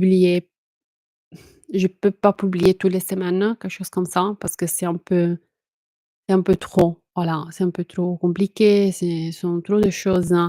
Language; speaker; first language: French; non-native, fluent; Italian